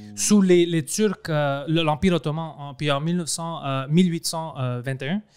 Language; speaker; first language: French; non-native, fluent; Greek